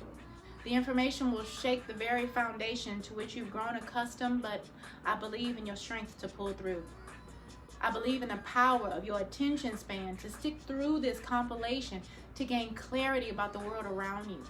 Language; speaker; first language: English; native; English